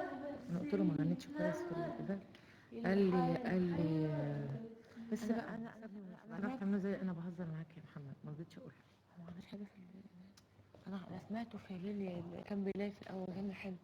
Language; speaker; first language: Arabic; native; Arabic